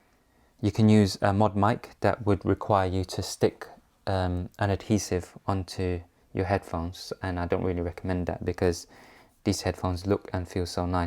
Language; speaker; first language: English; native; English